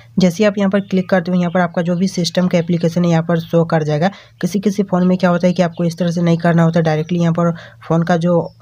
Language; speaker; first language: Hindi; native; Hindi